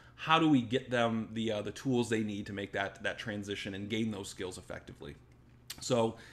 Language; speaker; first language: English; native; English